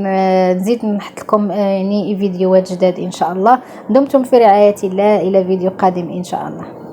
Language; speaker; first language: Arabic; native; Arabic